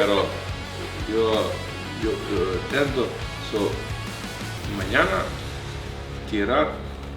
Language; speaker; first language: Spanish; non-native, learner; Serbian